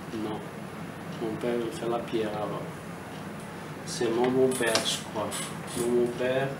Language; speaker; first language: French; non-native, learner; Portuguese